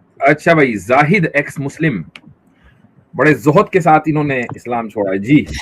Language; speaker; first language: Urdu; native; Urdu